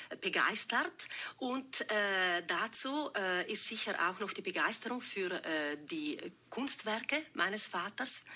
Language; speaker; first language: German; non-native, local second language; Ladin